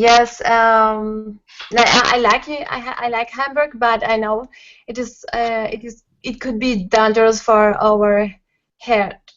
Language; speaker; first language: English; non-native, learner; Spanish